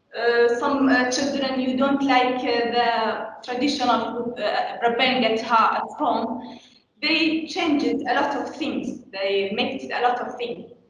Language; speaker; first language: English; non-native, learner; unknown